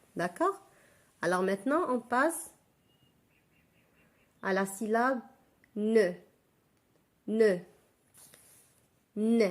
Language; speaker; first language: French; non-native, local second language; Arabic